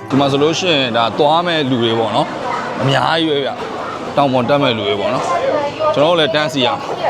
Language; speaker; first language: Burmese; native; Burmese